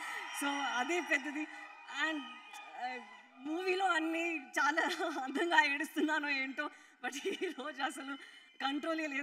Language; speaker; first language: Telugu; non-native, learner; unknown